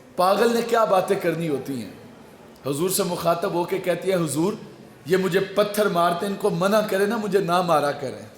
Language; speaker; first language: Urdu; non-native, local second language; Punjabi